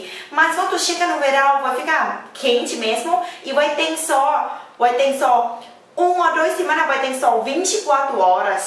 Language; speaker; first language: Portuguese; non-native, learner; Thai